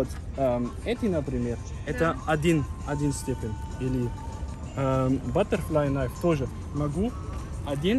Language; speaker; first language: Russian; non-native, learner; German